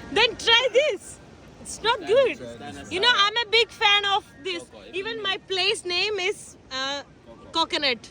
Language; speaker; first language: English; non-native, local second language; Malayalam